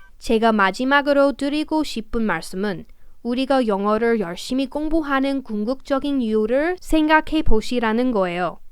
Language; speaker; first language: Korean; non-native, fluent; English